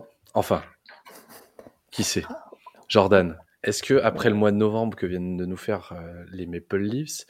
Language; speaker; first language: French; native; French